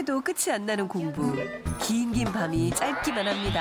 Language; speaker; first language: Korean; native; Korean